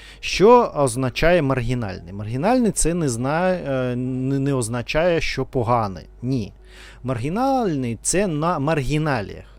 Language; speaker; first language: Ukrainian; non-native, learner; Russian